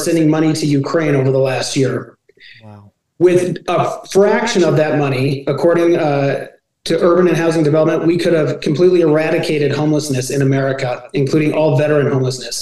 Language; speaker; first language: English; native; English